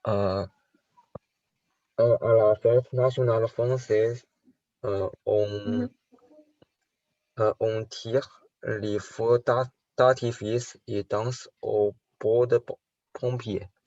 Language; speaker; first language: French; non-native, learner; Chinese